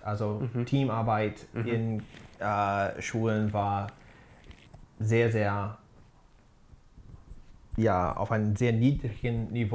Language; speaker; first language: German; non-native, fluent; English